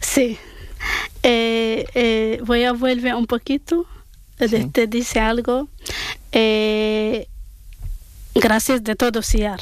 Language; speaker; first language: Spanish; non-native, learner; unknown